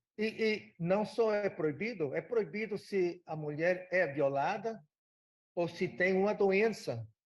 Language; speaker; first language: Portuguese; non-native, fluent; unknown